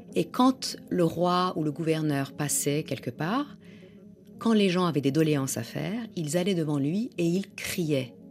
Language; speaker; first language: French; non-native, fluent; Persian